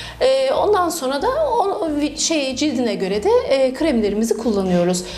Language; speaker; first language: Turkish; early bilingual, heritage; Turkish